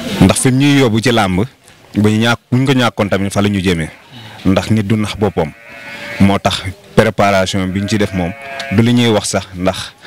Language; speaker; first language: Wolof; non-native, local second language; Fula